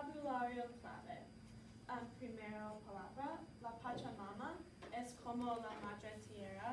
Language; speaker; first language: Spanish; non-native, learner; English